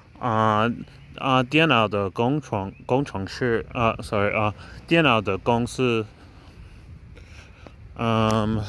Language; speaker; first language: Chinese; non-native, learner; English